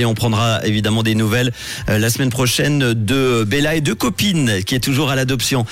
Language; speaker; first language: French; native; French